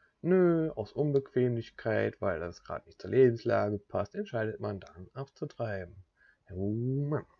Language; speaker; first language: German; native; German